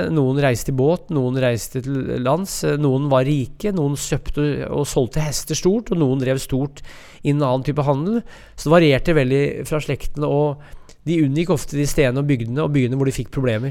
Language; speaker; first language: Norwegian; native; Norwegian